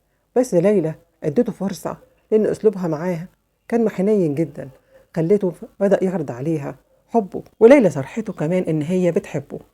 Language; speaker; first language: Arabic; native; Arabic